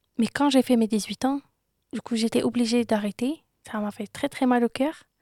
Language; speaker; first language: French; non-native, local second language; Arabic